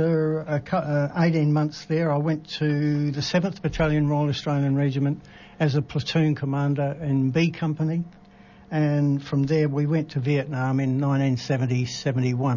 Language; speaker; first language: English; native; English